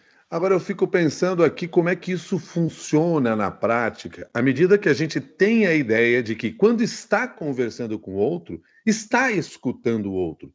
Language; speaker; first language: Portuguese; native; Portuguese